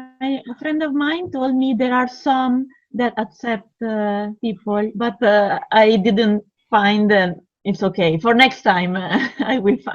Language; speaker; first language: English; non-native, fluent; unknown